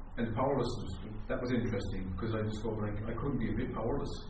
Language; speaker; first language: English; native; English